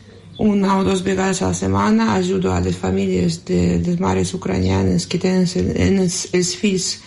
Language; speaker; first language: Catalan; non-native, fluent; Russian